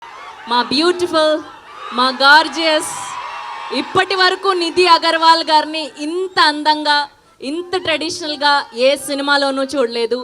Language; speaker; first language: Telugu; native; Telugu